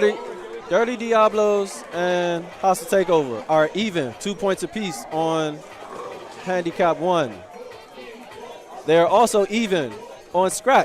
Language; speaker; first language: English; native; English